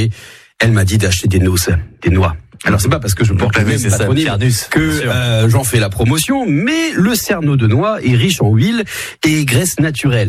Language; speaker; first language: French; native; French